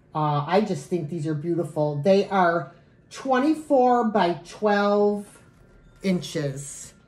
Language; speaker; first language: English; native; English